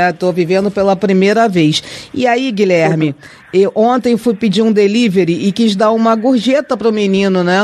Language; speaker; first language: Portuguese; native; Portuguese